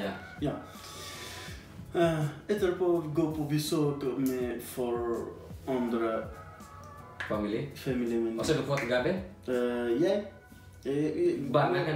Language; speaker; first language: Norwegian; non-native, learner; Persian